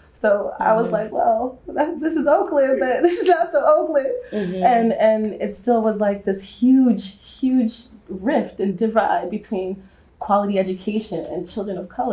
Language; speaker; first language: English; native; English